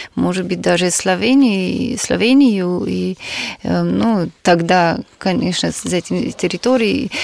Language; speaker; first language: Russian; non-native, fluent; Slovenian